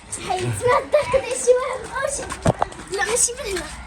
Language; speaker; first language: Arabic; native; Arabic